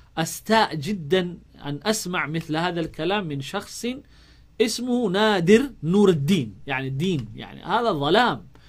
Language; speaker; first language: Arabic; non-native, fluent; Amharic